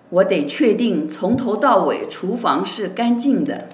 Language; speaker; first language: Chinese; non-native, learner; English